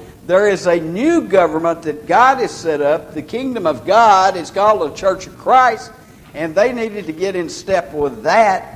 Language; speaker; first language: English; native; English